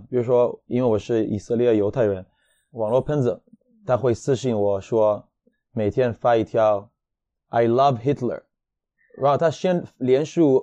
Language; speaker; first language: Chinese; non-native, fluent; Hebrew